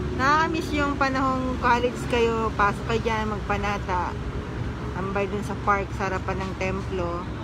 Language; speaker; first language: Filipino; native; Filipino